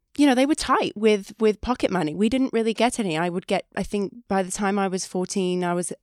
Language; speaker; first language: English; native; English